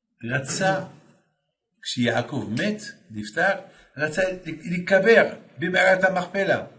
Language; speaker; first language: Hebrew; non-native, fluent; French